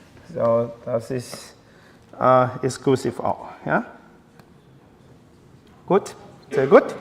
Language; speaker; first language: German; non-native, learner; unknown